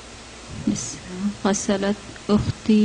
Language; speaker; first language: Arabic; non-native, learner; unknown